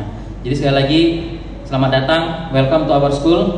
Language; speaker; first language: Indonesian; native; Indonesian